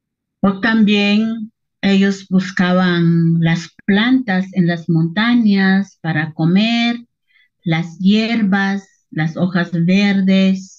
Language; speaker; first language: Spanish; non-native, local second language; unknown